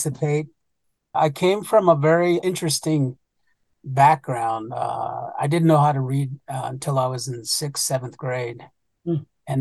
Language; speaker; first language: English; early bilingual, other home language; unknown